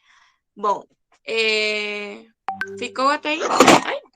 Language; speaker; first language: Portuguese; non-native, fluent; Spanish